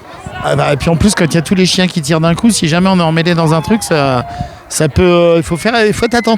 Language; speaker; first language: French; native; French